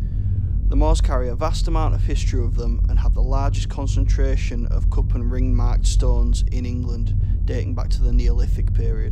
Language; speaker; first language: English; native; English